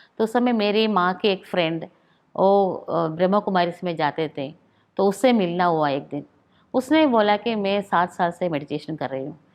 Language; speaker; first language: Hindi; non-native, local second language; Malayalam